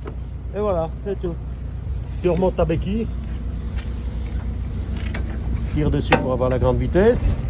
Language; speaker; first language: French; native; French